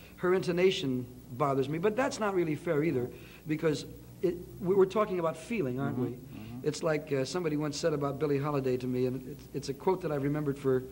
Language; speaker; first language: English; native; English